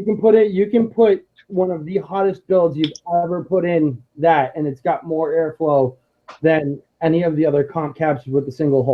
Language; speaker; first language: English; native; English